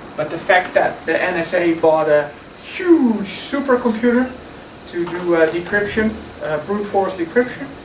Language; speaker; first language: English; non-native, fluent; Dutch